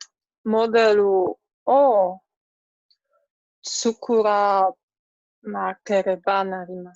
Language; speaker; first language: Japanese; non-native, learner; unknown